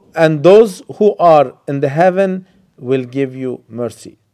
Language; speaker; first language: English; non-native, fluent; Turkish